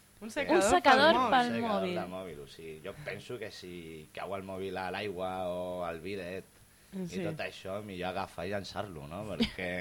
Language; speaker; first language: Catalan; non-native, local second language; Spanish